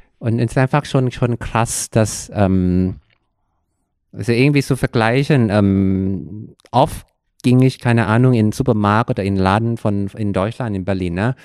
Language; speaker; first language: German; non-native, fluent; Thai